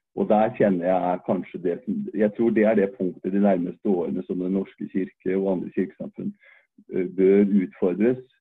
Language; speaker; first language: Norwegian; native; Norwegian